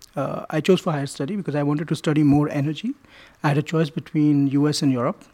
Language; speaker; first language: English; non-native, local second language; Hindi